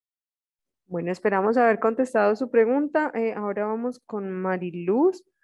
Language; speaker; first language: Spanish; native; Spanish